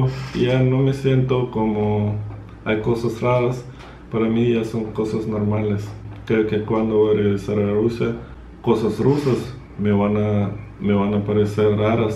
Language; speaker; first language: Spanish; non-native, fluent; Russian